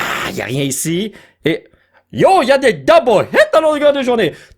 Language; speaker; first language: French; native; French